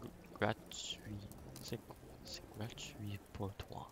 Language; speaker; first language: French; non-native, learner; English